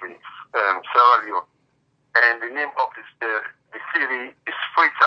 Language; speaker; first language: English; non-native, local second language; Krio